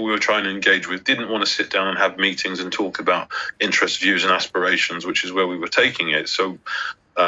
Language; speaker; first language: English; native; English